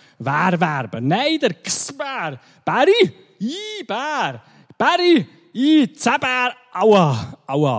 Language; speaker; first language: German; native; German